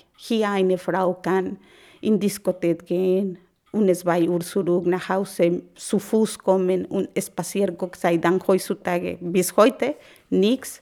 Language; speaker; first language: German; non-native, learner; Spanish